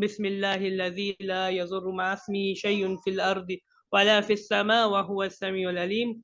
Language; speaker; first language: Arabic; non-native, fluent; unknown